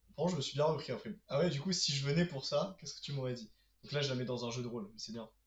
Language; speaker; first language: French; native; French